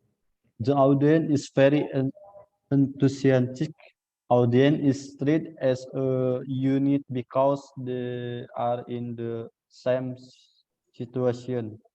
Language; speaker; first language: English; non-native, learner; Indonesian